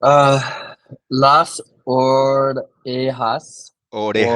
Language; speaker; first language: Spanish; non-native, learner; English